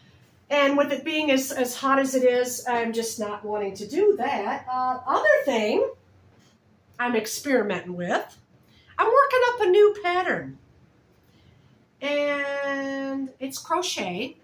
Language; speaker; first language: English; native; English